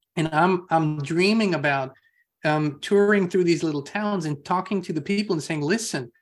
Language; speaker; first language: English; non-native, fluent; German